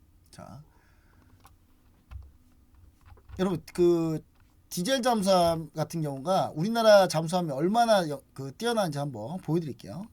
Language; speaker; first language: Korean; native; Korean